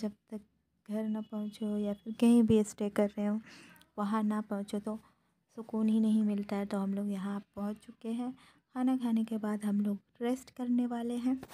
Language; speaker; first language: Hindi; native; Hindi